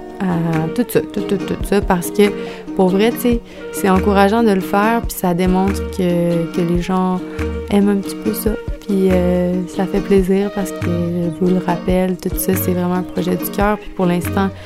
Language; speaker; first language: French; native; French